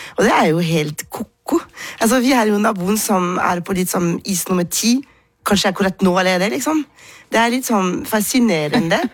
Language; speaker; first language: Norwegian; non-native, fluent; French